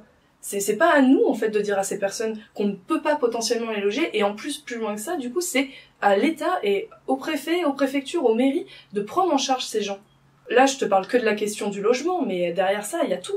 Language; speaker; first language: French; native; French